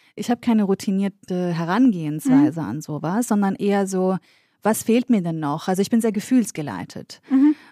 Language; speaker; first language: German; early bilingual, other home language; Central Kurdish